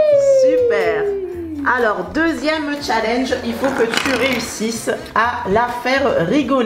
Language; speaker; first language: French; native; French